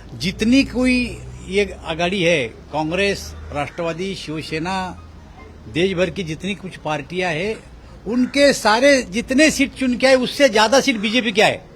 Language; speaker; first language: Hindi; non-native, local second language; Marathi